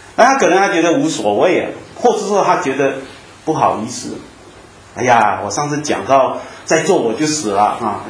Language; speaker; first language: Chinese; native; Chinese